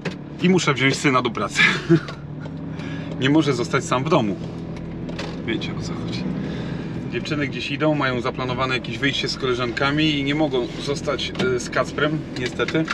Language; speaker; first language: Polish; native; Polish